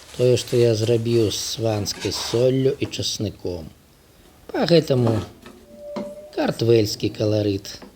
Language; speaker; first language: Belarusian; native; Belarusian